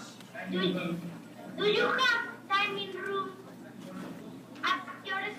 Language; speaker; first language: English; non-native, learner; Spanish